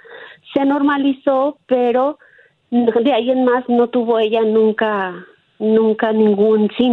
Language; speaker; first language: Spanish; native; Spanish